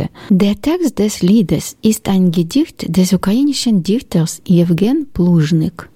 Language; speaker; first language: German; non-native, learner; Ukrainian